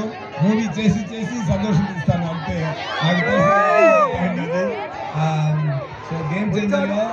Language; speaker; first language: Telugu; non-native, learner; Tamil